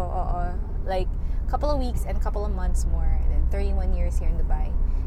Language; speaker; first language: English; non-native, local second language; Hiligaynon